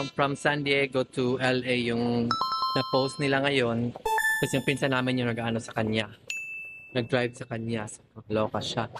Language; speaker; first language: Filipino; non-native, local second language; Cebuano